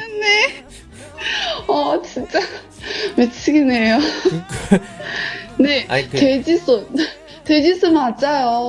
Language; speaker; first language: Korean; non-native, learner; Chinese